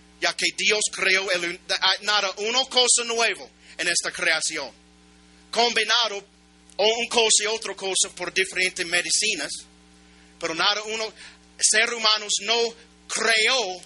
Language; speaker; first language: Spanish; non-native, learner; English